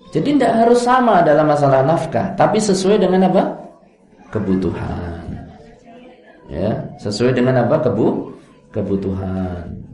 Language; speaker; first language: Indonesian; non-native, local second language; Javanese